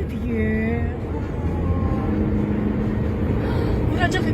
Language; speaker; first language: Turkish; non-native, learner; Azerbaijani